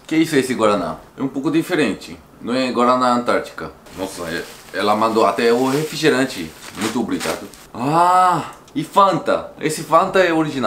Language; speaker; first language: Portuguese; non-native, fluent; Korean